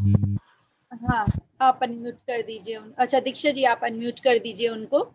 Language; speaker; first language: Hindi; native; Hindi